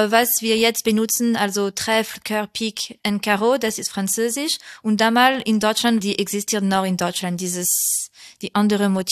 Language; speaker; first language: German; non-native, fluent; French